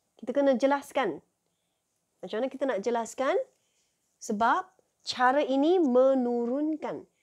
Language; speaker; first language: Malay; non-native, local second language; Chinese